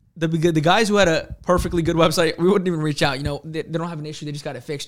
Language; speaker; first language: English; early bilingual, other home language; Urdu